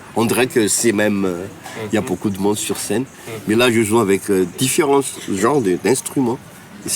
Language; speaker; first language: French; non-native, local second language; Malagasy